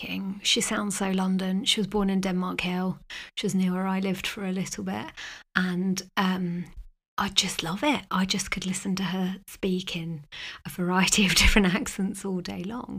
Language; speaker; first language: English; native; English